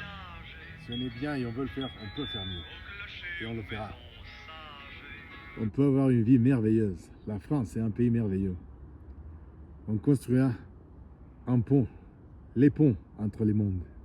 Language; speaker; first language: French; non-native, fluent; Spanish